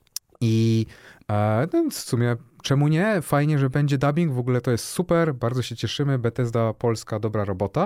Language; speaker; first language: Polish; native; Polish